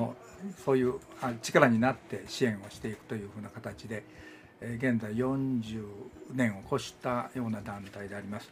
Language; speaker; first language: Japanese; native; Japanese